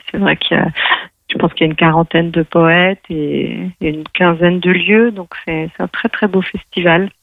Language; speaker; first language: French; non-native, fluent; Spanish